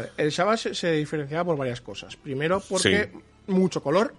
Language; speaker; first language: Spanish; native; Spanish